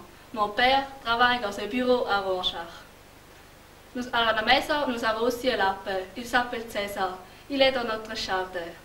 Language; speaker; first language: French; non-native, learner; German